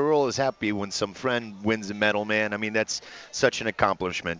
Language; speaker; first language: English; non-native, fluent; Italian